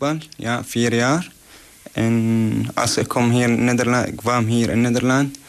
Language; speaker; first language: Dutch; non-native, learner; Arabic